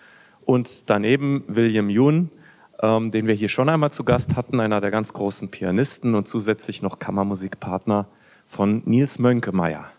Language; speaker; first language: German; native; German